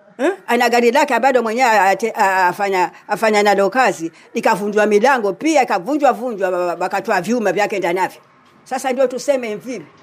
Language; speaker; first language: Swahili; native; Swahili